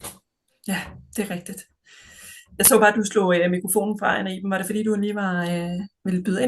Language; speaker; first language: Danish; native; Danish